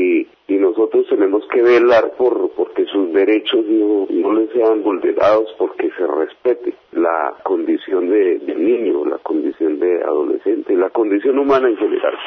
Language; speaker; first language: Spanish; native; Spanish